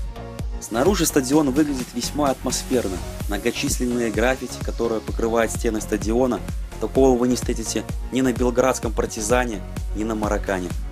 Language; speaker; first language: Russian; native; Russian